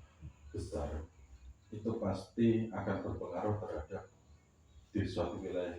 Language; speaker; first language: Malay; non-native, local second language; Javanese